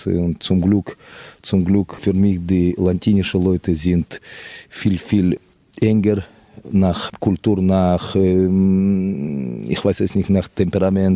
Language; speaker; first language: German; non-native, fluent; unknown